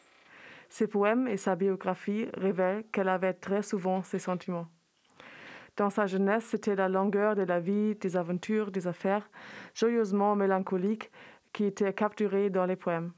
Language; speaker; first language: French; non-native, fluent; German